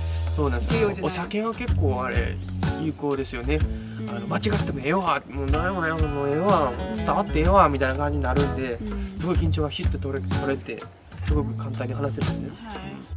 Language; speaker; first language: Japanese; native; Japanese